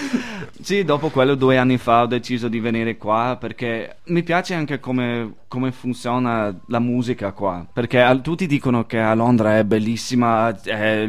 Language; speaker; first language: Italian; non-native, fluent; English